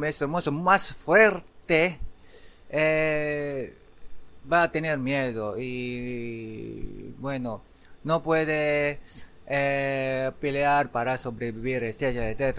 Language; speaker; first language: Spanish; non-native, learner; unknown